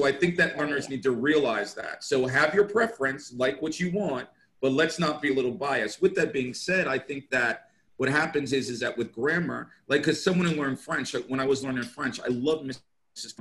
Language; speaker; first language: English; native; English